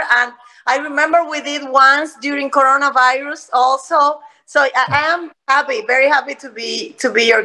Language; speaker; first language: English; non-native, fluent; Spanish